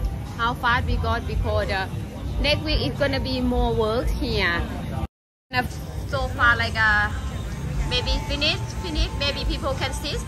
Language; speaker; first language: English; non-native, learner; Thai